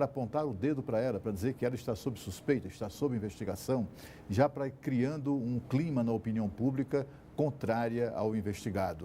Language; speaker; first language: Portuguese; native; Portuguese